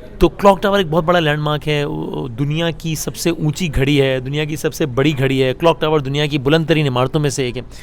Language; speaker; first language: Urdu; native; Urdu